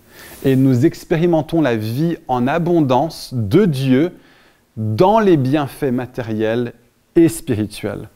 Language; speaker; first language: French; native; French